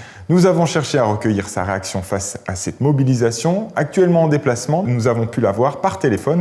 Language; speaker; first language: French; native; French